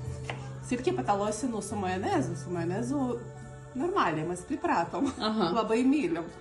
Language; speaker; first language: Lithuanian; non-native, learner; Russian